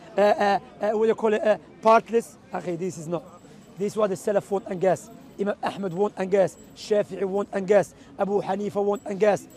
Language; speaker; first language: English; non-native, fluent; Arabic